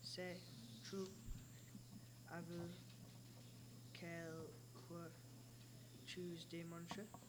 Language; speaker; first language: French; non-native, learner; English